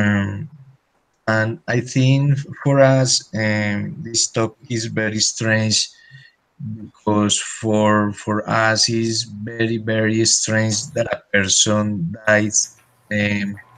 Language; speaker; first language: English; non-native, learner; Spanish